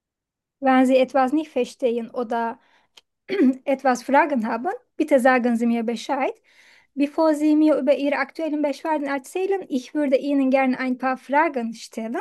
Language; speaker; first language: German; non-native, learner; Turkish